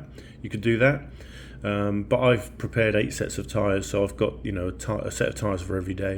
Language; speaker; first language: English; native; English